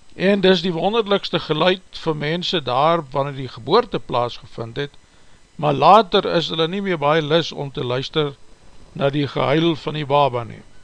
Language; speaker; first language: Afrikaans; native; Afrikaans